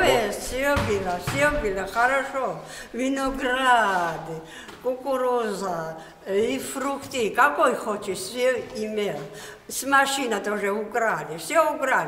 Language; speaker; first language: Russian; non-native, local second language; Georgian